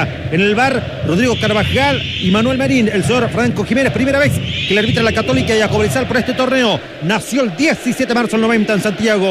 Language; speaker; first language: Spanish; native; Spanish